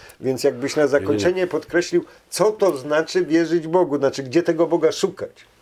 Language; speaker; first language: Polish; native; Polish